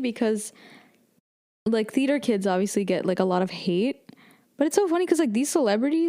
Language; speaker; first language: English; native; English